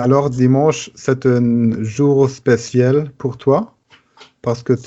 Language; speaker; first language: French; non-native, learner; German